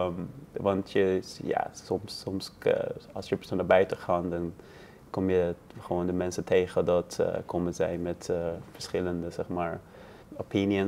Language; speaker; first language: Dutch; non-native, learner; Persian